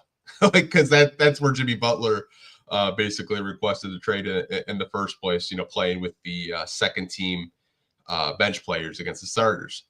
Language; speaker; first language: English; native; English